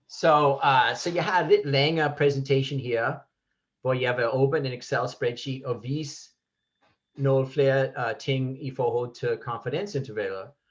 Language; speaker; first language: Danish; non-native, fluent; English